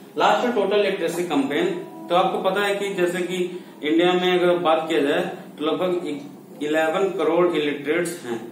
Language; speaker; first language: Hindi; native; Hindi